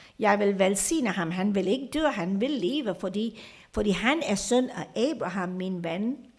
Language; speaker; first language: Danish; non-native, fluent; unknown